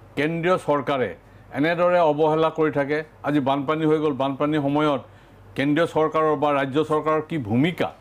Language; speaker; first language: Assamese; native; Assamese